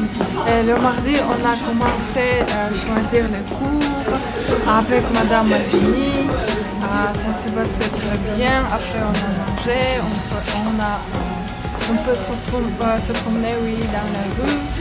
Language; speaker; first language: French; non-native, learner; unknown